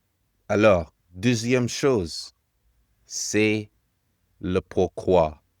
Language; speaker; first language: French; non-native, fluent; English